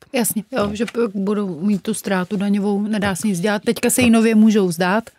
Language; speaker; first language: Czech; native; Czech